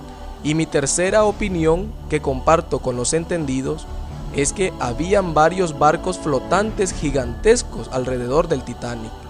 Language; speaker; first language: Spanish; native; Spanish